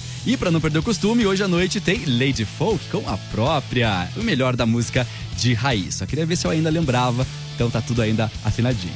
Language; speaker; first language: Portuguese; native; Portuguese